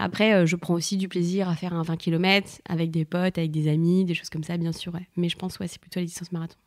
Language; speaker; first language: French; native; French